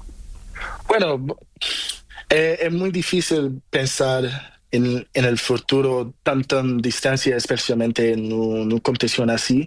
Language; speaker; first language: Spanish; non-native, learner; Portuguese